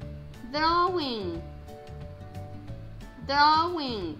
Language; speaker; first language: English; non-native, fluent; Spanish